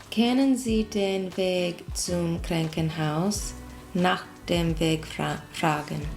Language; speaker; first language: German; non-native, learner; English